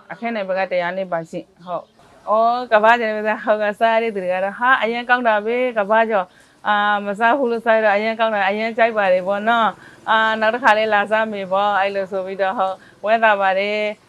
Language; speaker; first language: Burmese; native; Burmese